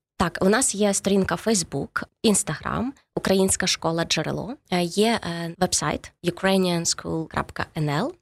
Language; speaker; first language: Ukrainian; native; Ukrainian